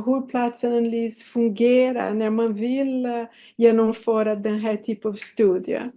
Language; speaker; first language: Swedish; non-native, fluent; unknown